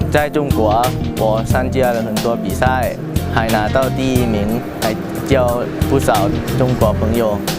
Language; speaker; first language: Chinese; non-native, learner; Lao